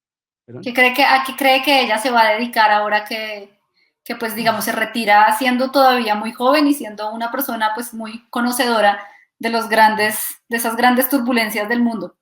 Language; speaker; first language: Spanish; native; Spanish